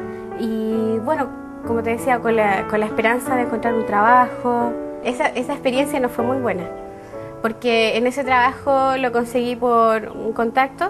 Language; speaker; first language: Spanish; native; Spanish